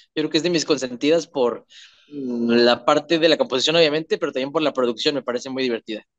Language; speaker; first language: Spanish; native; Spanish